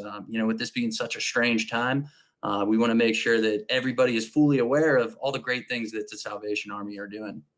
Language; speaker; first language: English; native; English